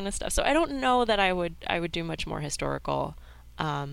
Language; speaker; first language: English; native; English